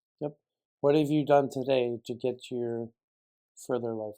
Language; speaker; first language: English; native; English